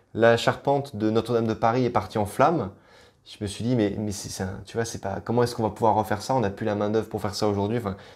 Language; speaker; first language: French; native; French